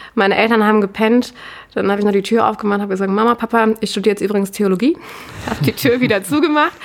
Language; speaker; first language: German; native; German